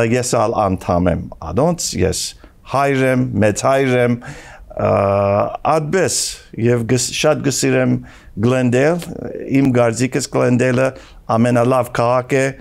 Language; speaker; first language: Armenian; early bilingual, heritage; Armenian